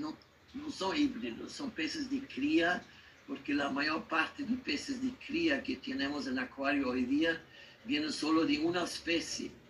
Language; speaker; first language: Spanish; non-native, learner; German